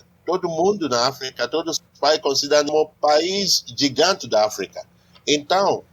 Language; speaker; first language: Portuguese; non-native, learner; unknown